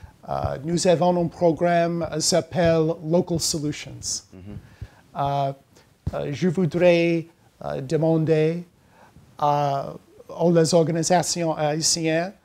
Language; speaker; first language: French; non-native, learner; English